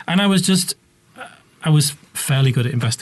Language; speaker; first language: English; native; English